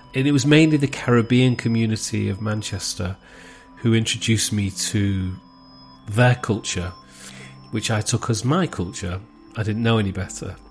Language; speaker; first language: English; native; English